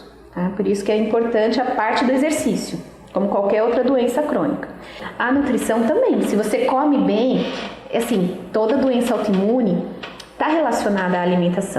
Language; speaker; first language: Portuguese; native; Portuguese